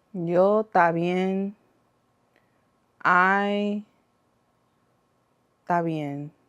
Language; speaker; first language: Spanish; non-native, learner; English